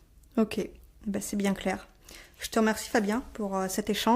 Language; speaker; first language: French; native; French